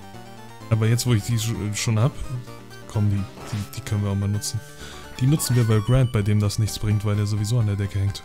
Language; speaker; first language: German; native; German